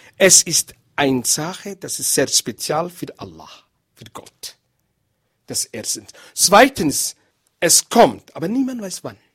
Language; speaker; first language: German; non-native, learner; Arabic